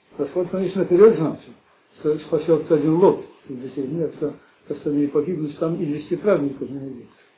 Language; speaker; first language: Russian; early bilingual, heritage; Russian